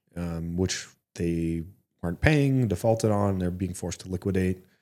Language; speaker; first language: English; early bilingual, other home language; Italian